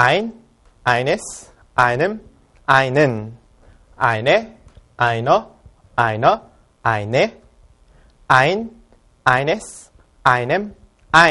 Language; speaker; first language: German; non-native, fluent; Korean